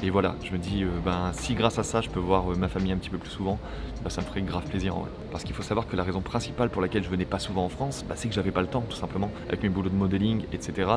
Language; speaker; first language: French; native; French